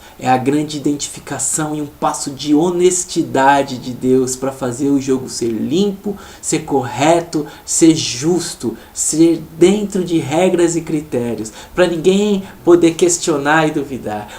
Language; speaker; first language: Portuguese; native; Portuguese